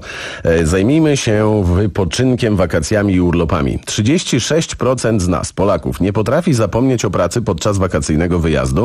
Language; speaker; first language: Polish; native; Polish